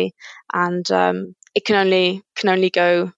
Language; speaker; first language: English; native; English